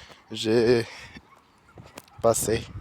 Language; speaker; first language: French; non-native, learner; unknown